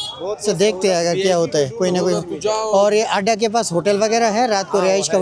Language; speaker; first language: Hindi; non-native, local second language; Bangla